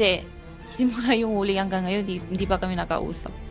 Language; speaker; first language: Filipino; non-native, learner; Chinese